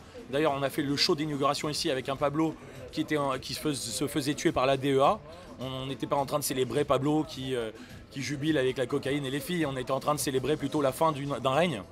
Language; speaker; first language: French; native; French